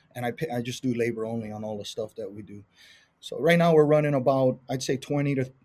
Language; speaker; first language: English; native; English